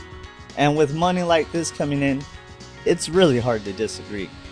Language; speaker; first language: English; native; English